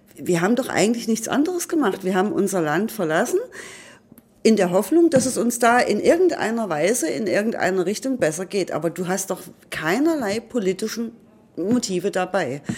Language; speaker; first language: German; native; German